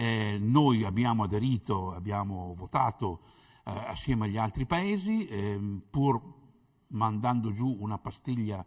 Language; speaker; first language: Italian; native; Italian